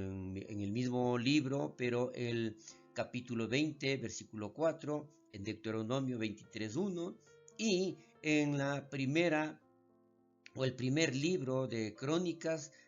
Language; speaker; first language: Spanish; native; Spanish